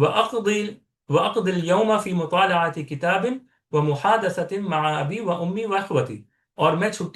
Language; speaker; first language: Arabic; non-native, fluent; Urdu